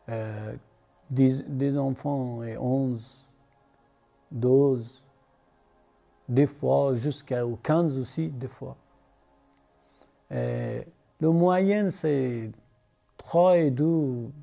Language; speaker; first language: French; non-native, learner; Persian